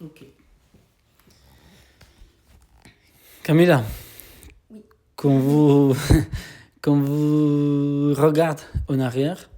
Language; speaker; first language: French; non-native, fluent; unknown